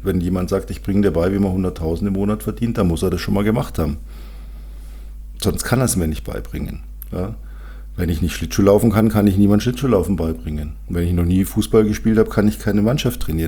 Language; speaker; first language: German; native; German